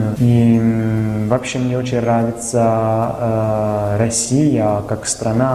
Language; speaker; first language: Russian; non-native, fluent; Italian